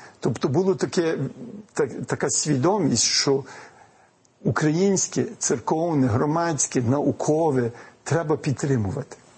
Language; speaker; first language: Ukrainian; early bilingual, heritage; Ukrainian